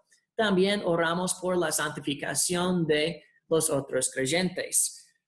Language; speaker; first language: Spanish; non-native, fluent; English